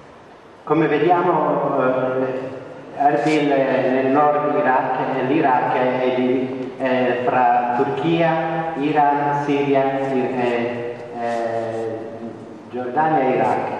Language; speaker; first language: Italian; non-native, fluent; Central Kurdish